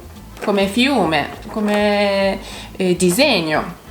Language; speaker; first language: Italian; non-native, learner; Japanese